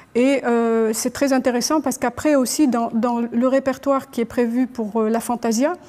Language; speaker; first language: French; non-native, local second language; Arabic